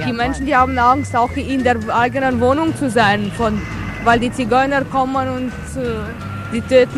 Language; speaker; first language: German; non-native, fluent; Romanian